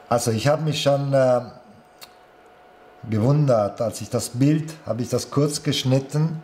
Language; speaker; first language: German; non-native, fluent; Italian